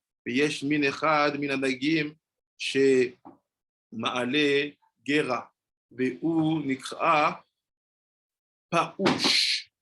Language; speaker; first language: Hebrew; non-native, fluent; French